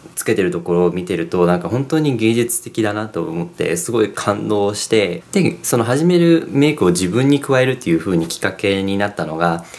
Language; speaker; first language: Japanese; early bilingual, heritage; English